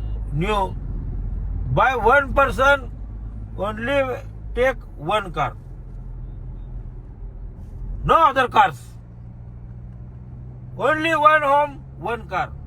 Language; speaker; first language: English; non-native, learner; Marathi